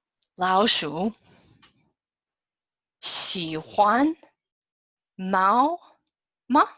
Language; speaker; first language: Chinese; non-native, fluent; English